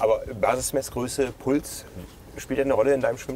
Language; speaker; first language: German; native; German